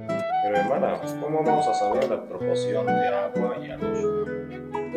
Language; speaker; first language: Spanish; native; Spanish